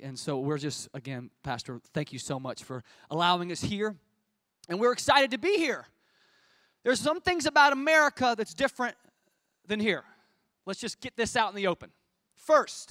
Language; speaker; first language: English; native; English